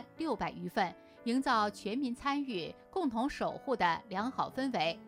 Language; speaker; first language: Chinese; native; Chinese